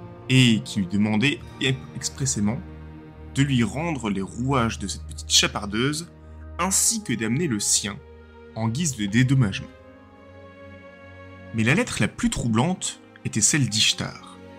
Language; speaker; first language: French; native; French